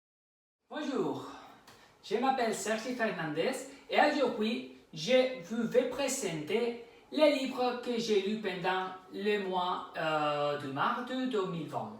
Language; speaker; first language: French; non-native, learner; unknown